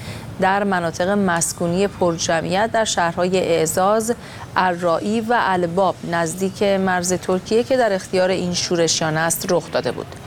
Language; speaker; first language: Persian; native; Persian